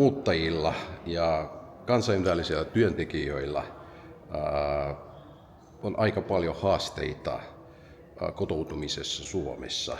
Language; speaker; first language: Finnish; non-native, fluent; Russian